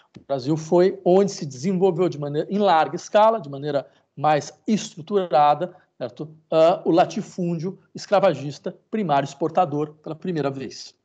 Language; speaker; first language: Portuguese; native; Portuguese